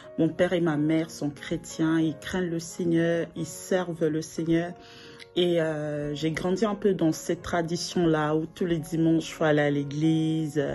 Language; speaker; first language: French; non-native, local second language; Lingala